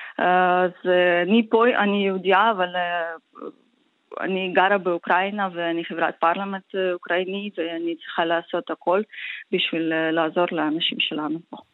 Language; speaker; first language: Hebrew; non-native, learner; Ukrainian